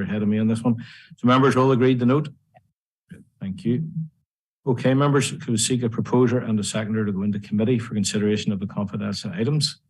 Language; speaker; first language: English; native; English